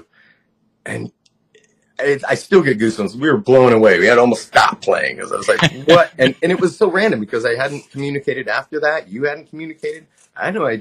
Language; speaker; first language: English; native; English